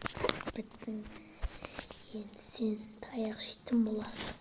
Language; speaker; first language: Kazakh; native; Kazakh